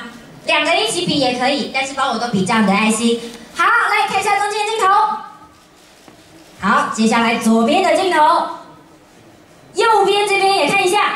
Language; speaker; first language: Chinese; native; Chinese